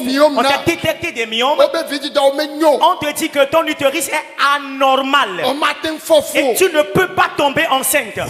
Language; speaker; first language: French; non-native, local second language; Ewe